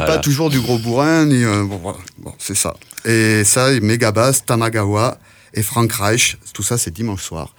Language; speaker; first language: French; native; French